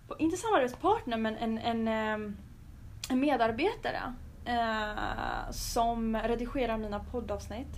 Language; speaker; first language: Swedish; early bilingual, other home language; Azerbaijani